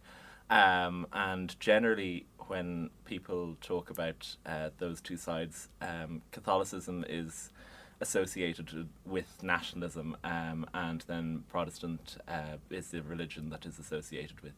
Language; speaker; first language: English; native; English